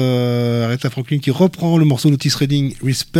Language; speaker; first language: French; native; French